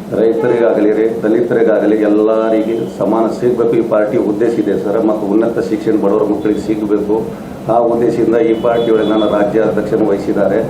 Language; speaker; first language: Kannada; non-native, local second language; Lambadi